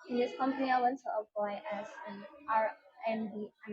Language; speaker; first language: English; non-native, learner; Indonesian